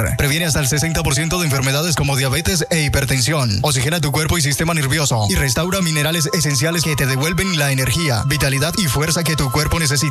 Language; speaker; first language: Spanish; native; Spanish